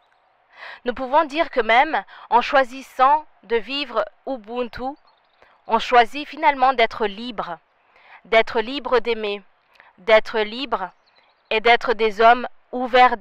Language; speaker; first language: French; non-native, local second language; Rundi